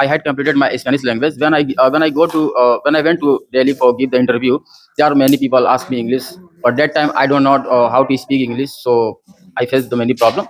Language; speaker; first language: English; non-native, learner; Hindi